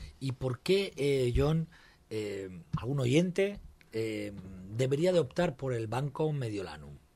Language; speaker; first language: Spanish; native; Spanish